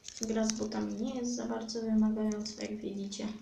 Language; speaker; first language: Polish; native; Polish